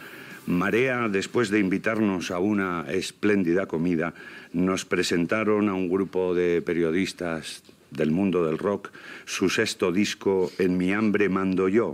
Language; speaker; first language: Spanish; native; Spanish